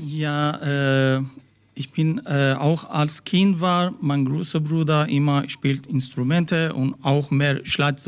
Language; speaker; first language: German; non-native, learner; Persian